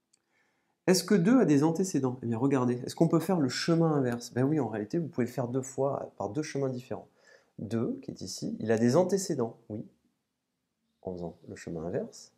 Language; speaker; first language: French; native; French